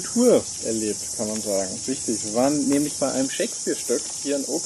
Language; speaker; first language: German; native; German